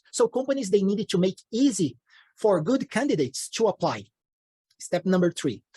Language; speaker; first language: English; non-native, fluent; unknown